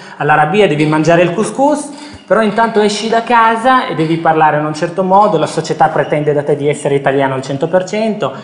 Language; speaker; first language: Italian; early bilingual, other home language; Arabic